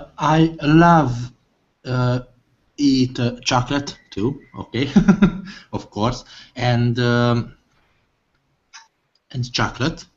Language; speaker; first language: English; non-native, learner; Hungarian